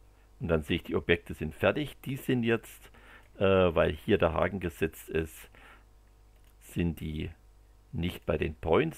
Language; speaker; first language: German; native; German